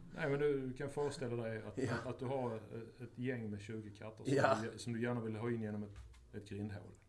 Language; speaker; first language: Swedish; native; Swedish